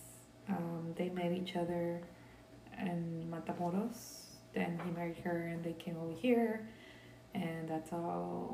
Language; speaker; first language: English; early bilingual, other home language; Spanish